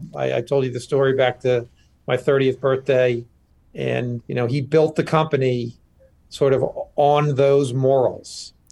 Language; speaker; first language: English; native; English